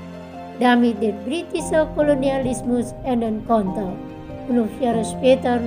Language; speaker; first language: German; non-native, fluent; Indonesian